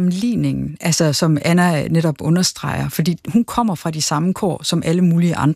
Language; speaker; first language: Danish; native; Danish